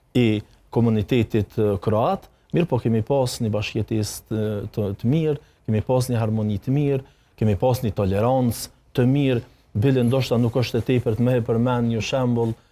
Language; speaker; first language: Albanian; native; Albanian